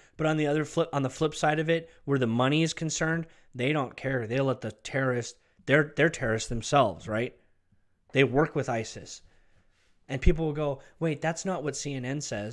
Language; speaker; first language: English; native; English